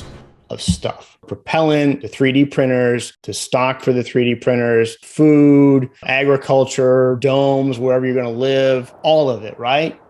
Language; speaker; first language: English; native; English